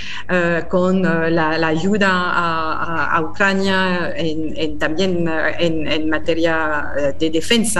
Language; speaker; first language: Spanish; non-native, fluent; French